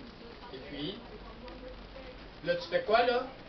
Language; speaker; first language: French; native; French